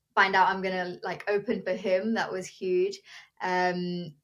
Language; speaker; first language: English; non-native, local second language; Telugu